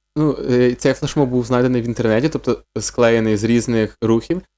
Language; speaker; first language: Ukrainian; native; Ukrainian